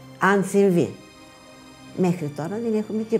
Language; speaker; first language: Greek; non-native, learner; Bulgarian